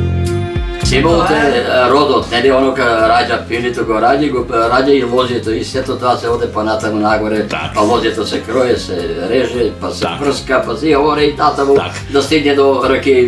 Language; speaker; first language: Macedonian; native; Macedonian